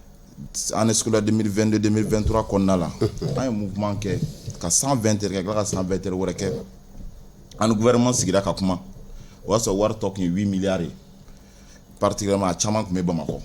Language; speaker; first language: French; non-native, local second language; Bambara